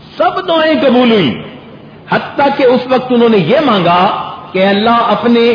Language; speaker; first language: Urdu; non-native, local second language; Punjabi